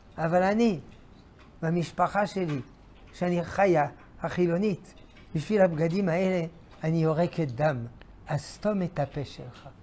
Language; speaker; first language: Hebrew; non-native, fluent; French